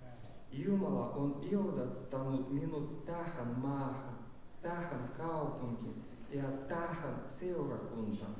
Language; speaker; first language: Finnish; non-native, learner; Russian